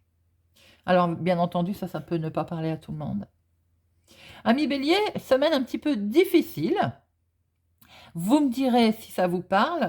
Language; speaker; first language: French; native; French